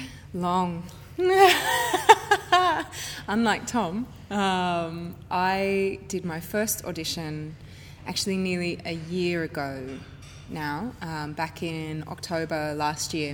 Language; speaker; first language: English; native; English